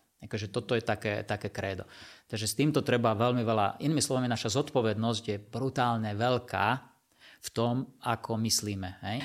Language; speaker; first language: Slovak; non-native, local second language; Hungarian